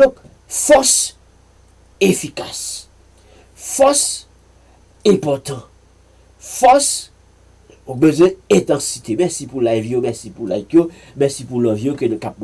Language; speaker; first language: French; non-native, learner; Haitian Creole